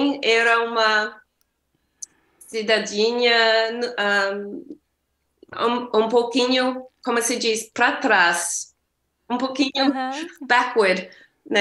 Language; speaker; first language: Portuguese; non-native, learner; English